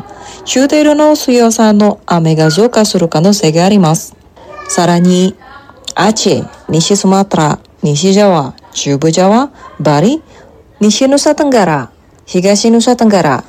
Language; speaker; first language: Japanese; non-native, fluent; Indonesian